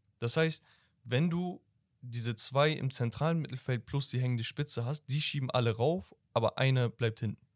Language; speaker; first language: German; early bilingual, other home language; Turkish